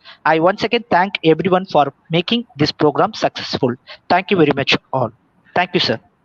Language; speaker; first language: English; non-native, local second language; Tamil